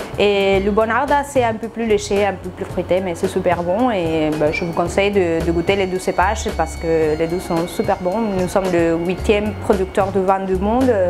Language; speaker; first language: French; non-native, fluent; Spanish